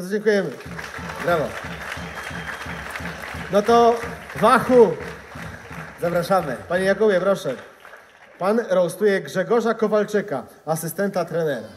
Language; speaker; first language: Polish; native; Polish